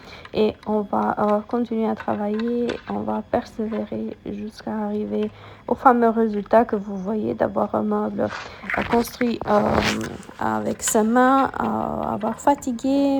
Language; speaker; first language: French; non-native, fluent; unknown